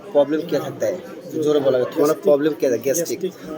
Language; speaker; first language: Hindi; non-native, learner; Bangla